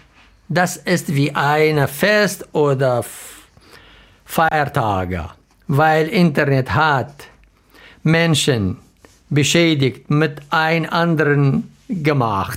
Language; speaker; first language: German; non-native, learner; Arabic